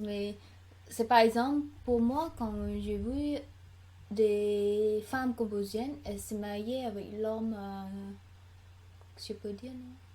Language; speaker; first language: French; non-native, learner; Khmer